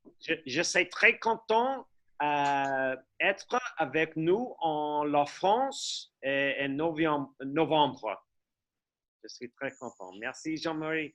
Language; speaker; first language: French; non-native, learner; English